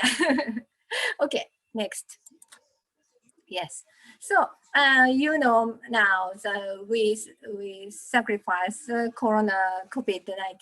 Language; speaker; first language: English; non-native, learner; Japanese